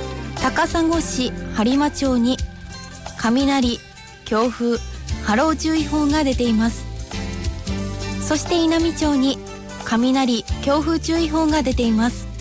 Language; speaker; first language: Japanese; native; Japanese